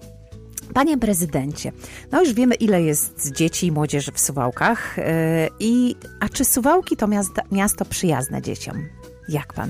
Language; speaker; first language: Polish; native; Polish